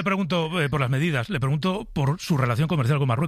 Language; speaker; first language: Spanish; native; Spanish